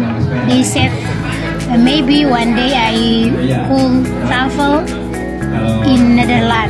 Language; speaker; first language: English; non-native, learner; Indonesian